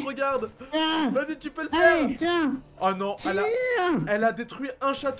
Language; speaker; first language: French; native; French